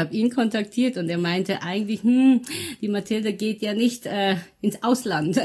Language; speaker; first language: German; early bilingual, other home language; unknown